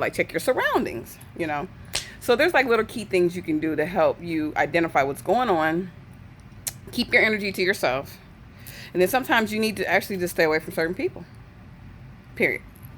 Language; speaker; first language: English; native; English